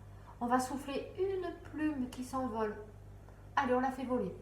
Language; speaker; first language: French; native; French